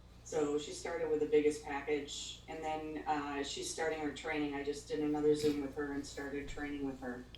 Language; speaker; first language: English; native; English